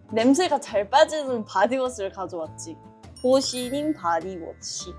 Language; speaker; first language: Korean; non-native, fluent; Japanese